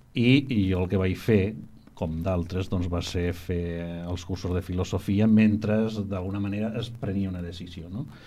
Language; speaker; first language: Catalan; non-native, local second language; Spanish